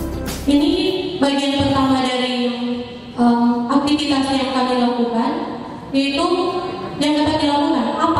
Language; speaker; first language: Indonesian; native; Indonesian